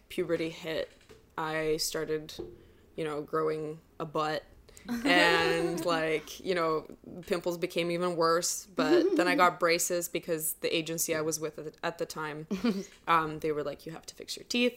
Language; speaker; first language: English; non-native, fluent; Russian